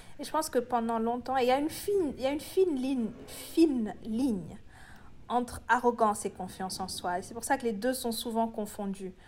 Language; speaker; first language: French; non-native, local second language; Wolof